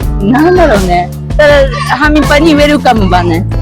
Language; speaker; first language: Nepali; non-native, learner; Japanese